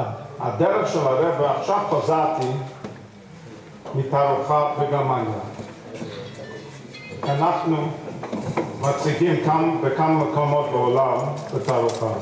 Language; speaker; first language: Hebrew; non-native, fluent; English